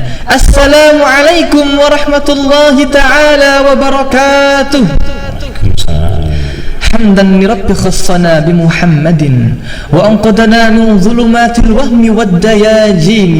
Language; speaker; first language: Arabic; non-native, learner; Indonesian